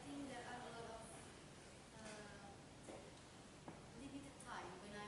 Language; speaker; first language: English; non-native, fluent; Indonesian